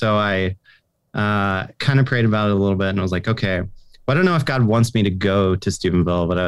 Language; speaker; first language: English; native; English